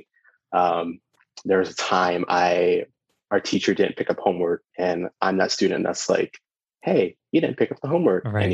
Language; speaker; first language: English; native; English